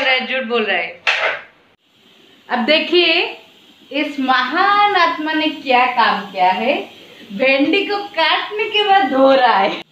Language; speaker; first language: Hindi; non-native, local second language; Odia